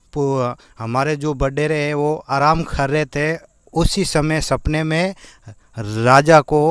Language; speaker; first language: Hindi; native; Hindi